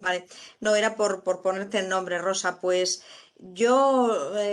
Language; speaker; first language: Spanish; native; Spanish